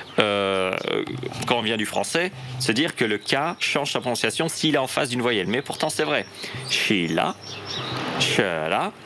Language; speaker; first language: French; native; French